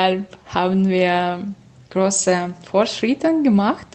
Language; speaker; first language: German; non-native, learner; Russian